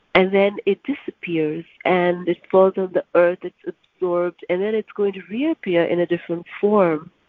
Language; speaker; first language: English; non-native, local second language; Urdu